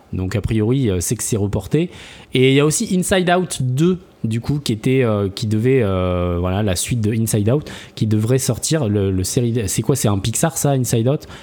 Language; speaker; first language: French; native; French